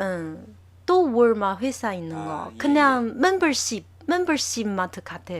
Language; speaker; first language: Korean; non-native, learner; Chinese